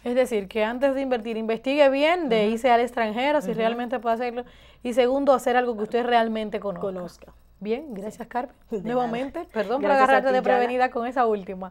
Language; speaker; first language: Spanish; native; Spanish